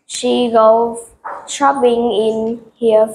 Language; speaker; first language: English; non-native, learner; Vietnamese